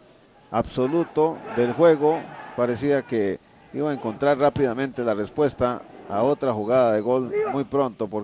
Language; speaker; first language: Spanish; native; Spanish